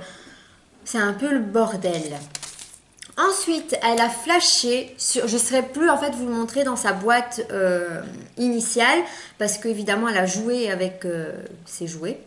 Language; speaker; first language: French; native; French